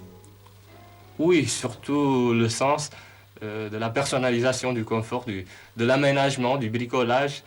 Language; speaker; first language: French; non-native, fluent; Romanian